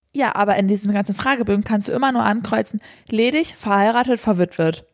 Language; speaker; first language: German; native; German